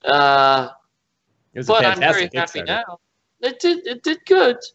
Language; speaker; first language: English; native; English